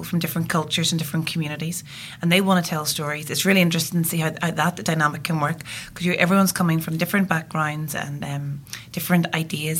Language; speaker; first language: English; native; English